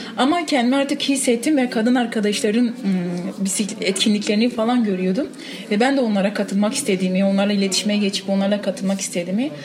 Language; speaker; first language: Turkish; non-native, local second language; Kurdish